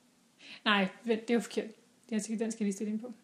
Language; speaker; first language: Danish; native; Danish